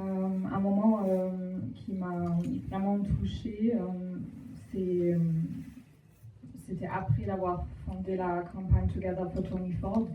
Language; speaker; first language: French; non-native, fluent; German